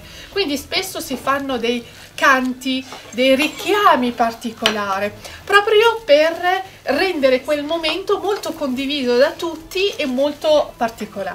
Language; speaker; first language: Italian; non-native, fluent; Arabic